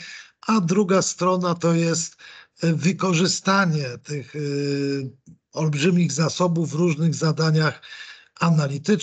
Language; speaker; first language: Polish; native; Polish